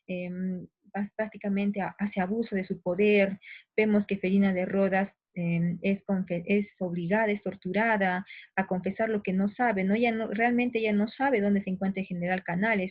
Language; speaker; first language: Spanish; native; Spanish